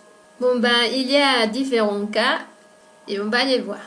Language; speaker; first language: French; non-native, fluent; Spanish